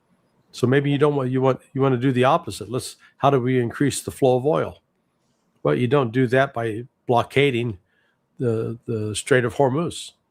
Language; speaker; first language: English; native; English